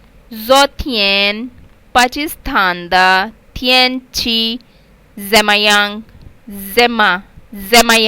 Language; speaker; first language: Chinese; non-native, fluent; Urdu